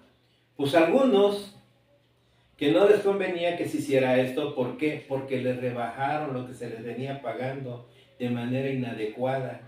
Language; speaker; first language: Spanish; native; Spanish